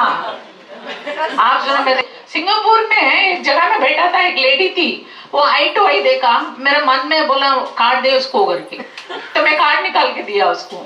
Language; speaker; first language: Hindi; non-native, local second language; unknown